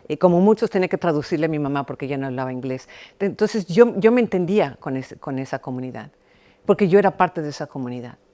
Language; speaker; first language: Spanish; early bilingual, heritage; Spanish